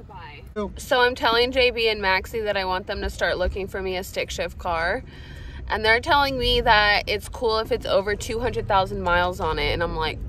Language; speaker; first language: English; native; English